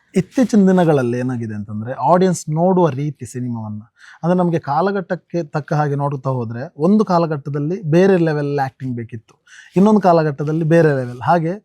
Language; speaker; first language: Kannada; non-native, local second language; Tulu